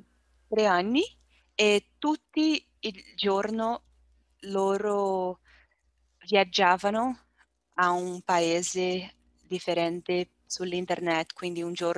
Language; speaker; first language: Italian; non-native, learner; Portuguese